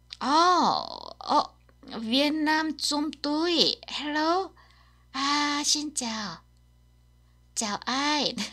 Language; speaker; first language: Vietnamese; non-native, learner; Korean